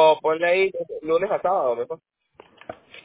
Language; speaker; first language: Spanish; native; Spanish